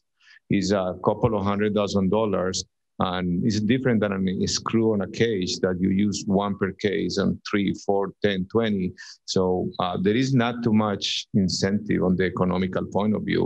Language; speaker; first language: English; non-native, fluent; Spanish